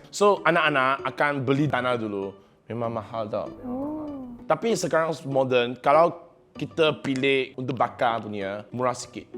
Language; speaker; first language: Malay; non-native, local second language; Chinese